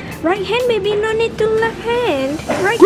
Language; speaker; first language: English; non-native, learner; Indonesian